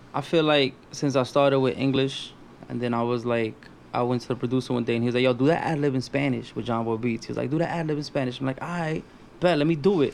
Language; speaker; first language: English; early bilingual, other home language; Spanish